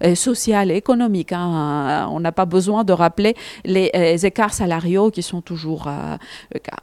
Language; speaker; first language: French; non-native, fluent; Greek